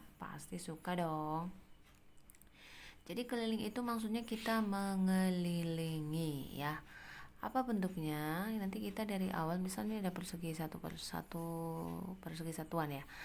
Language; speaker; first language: Indonesian; native; Indonesian